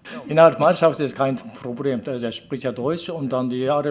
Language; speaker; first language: German; non-native, fluent; Japanese